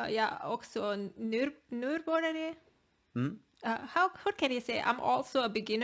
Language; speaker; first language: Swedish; non-native, learner; Spanish